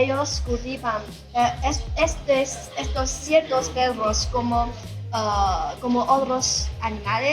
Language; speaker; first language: Spanish; non-native, learner; Chinese